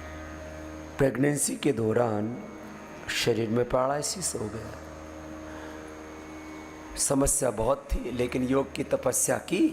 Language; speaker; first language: Hindi; native; Hindi